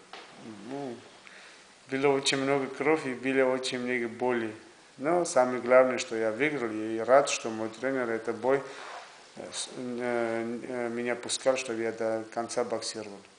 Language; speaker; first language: Russian; non-native, fluent; Armenian